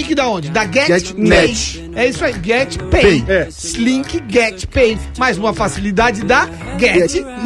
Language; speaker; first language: Portuguese; native; Portuguese